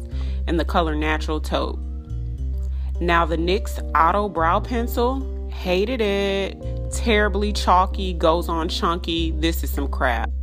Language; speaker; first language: English; native; English